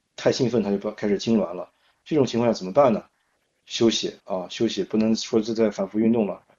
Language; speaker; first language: Chinese; native; Chinese